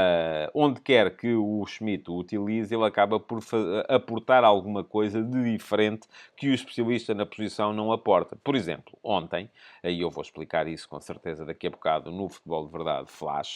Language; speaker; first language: Portuguese; native; Portuguese